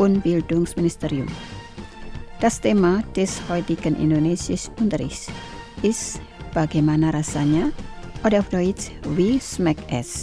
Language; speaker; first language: German; non-native, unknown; Indonesian